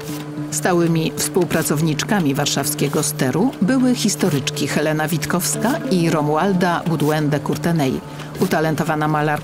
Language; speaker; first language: Polish; native; Polish